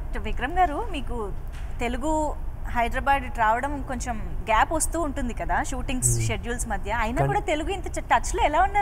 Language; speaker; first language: Telugu; native; Telugu